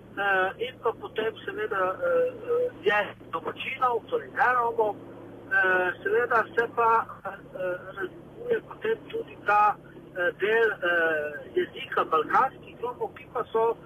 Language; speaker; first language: Slovenian; non-native, local second language; Romany